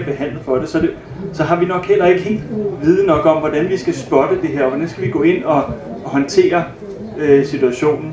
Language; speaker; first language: Danish; native; Danish